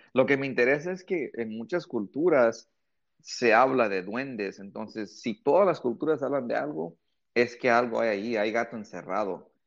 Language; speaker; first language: Spanish; early bilingual, heritage; Spanish